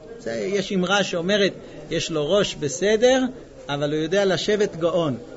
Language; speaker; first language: Hebrew; non-native, fluent; English